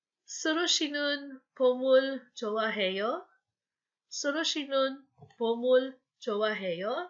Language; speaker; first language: Korean; non-native, fluent; Filipino